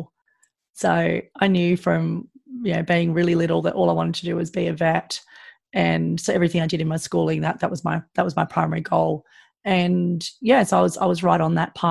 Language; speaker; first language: English; native; English